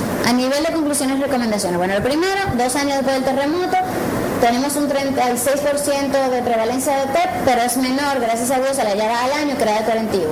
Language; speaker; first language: Spanish; native; Spanish